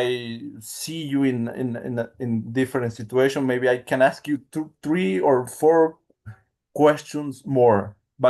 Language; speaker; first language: English; non-native, learner; Spanish